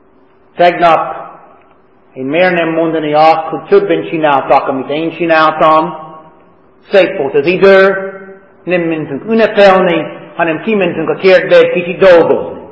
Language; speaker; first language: Hungarian; non-native, fluent; English